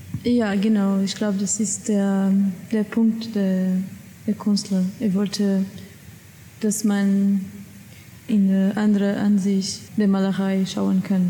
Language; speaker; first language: German; non-native, learner; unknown